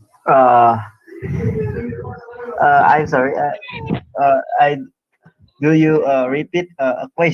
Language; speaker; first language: English; non-native, learner; Indonesian